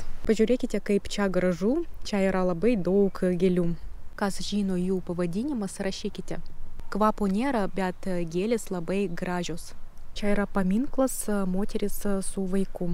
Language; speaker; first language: Lithuanian; non-native, learner; Russian